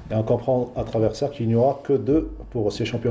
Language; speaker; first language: French; non-native, local second language; Arabic